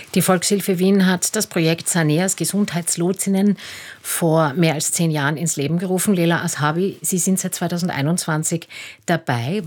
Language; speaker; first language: German; native; German